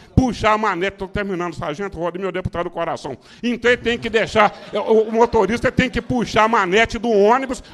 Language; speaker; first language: Portuguese; native; Portuguese